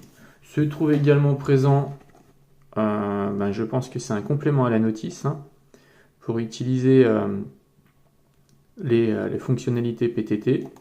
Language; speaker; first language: French; native; French